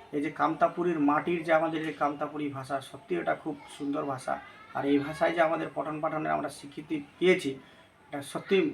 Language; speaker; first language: Bangla; non-native, local second language; Rangpuri